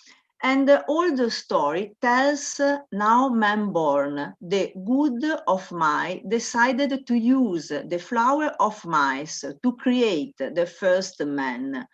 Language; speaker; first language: English; non-native, learner; Italian